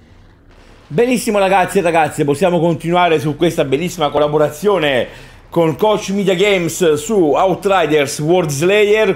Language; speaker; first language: Italian; native; Italian